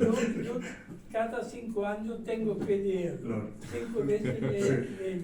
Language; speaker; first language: Spanish; non-native, fluent; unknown